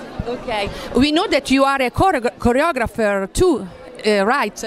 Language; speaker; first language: English; non-native, learner; Italian